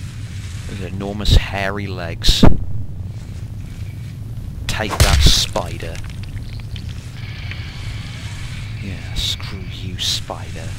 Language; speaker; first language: English; native; English